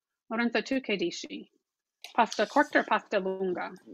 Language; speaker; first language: Italian; non-native, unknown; English